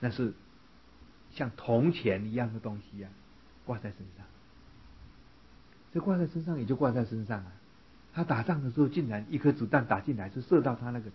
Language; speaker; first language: Chinese; native; Chinese